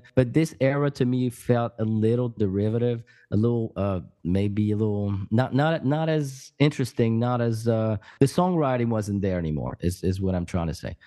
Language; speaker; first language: English; non-native, fluent; French